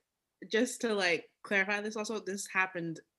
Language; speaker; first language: English; native; English